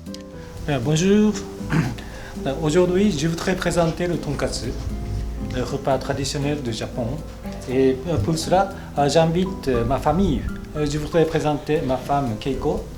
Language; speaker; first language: French; non-native, fluent; Japanese